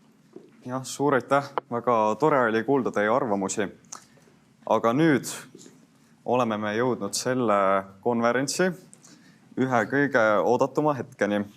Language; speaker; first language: Estonian; native; Estonian